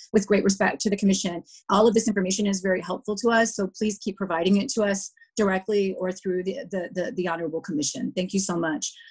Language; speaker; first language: English; native; English